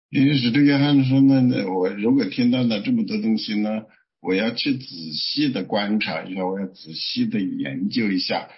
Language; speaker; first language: Chinese; native; Chinese